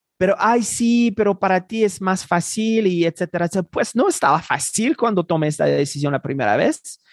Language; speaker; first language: Spanish; non-native, fluent; Haitian Creole